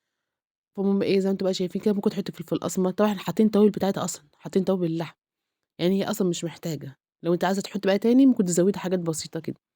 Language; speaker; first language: Arabic; native; Arabic